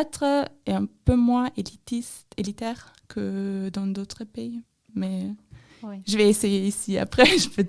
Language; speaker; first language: French; non-native, fluent; German